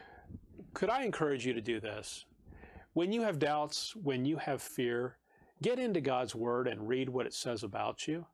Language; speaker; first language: English; native; English